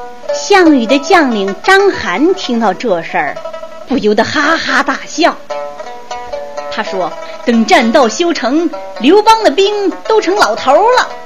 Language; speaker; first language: Chinese; native; Chinese